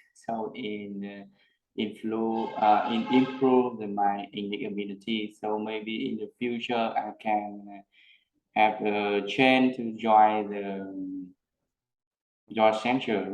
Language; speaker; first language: English; non-native, learner; Vietnamese